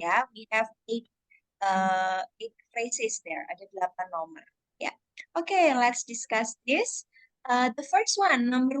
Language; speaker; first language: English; non-native, fluent; Indonesian